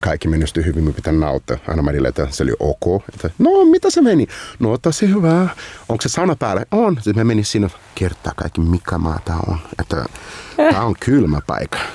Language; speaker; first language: Finnish; non-native, learner; Portuguese